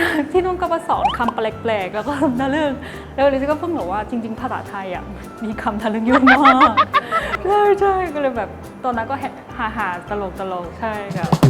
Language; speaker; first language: Thai; non-native, fluent; Korean